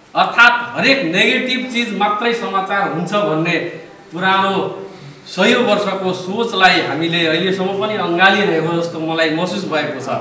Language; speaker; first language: Nepali; non-native, local second language; Rana Tharu